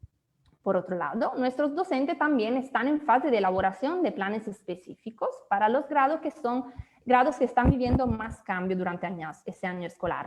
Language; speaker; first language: Spanish; native; Spanish